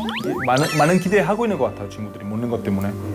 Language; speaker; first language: Korean; non-native, fluent; Italian